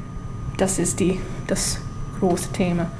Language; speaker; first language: German; non-native, learner; English